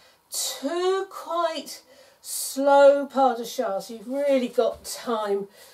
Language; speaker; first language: English; native; English